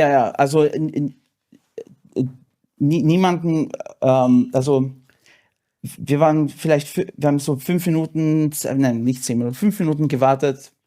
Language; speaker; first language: German; non-native, fluent; English